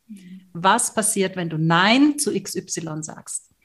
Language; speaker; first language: German; native; German